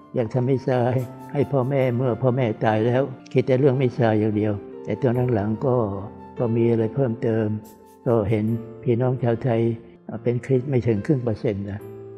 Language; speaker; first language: Thai; non-native, local second language; Vietnamese